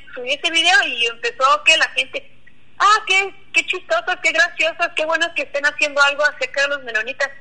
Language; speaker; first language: Spanish; non-native, local second language; Plautdietsch